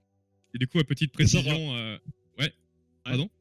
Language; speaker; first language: French; native; French